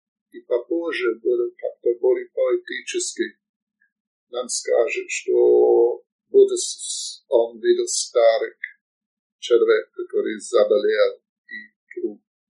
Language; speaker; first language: Russian; non-native, learner; English